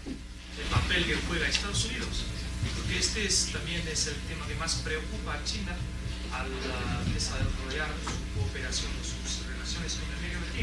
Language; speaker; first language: Spanish; non-native, fluent; Chinese